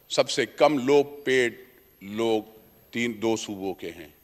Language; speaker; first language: Urdu; native; Urdu